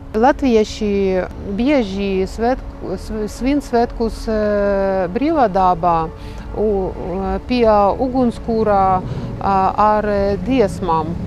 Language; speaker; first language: Latvian; non-native, learner; Ukrainian